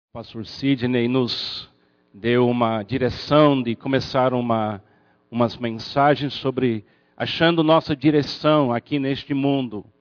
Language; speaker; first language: Portuguese; non-native, fluent; English